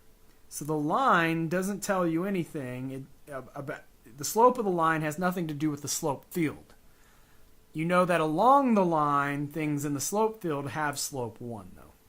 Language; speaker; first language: English; native; English